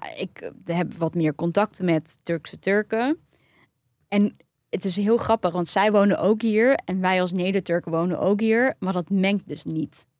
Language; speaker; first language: Dutch; early bilingual, other home language; Turkish